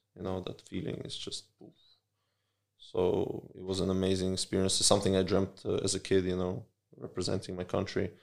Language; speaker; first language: English; early bilingual, other home language; Russian